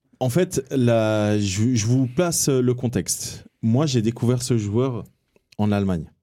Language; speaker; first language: French; early bilingual, other home language; Portuguese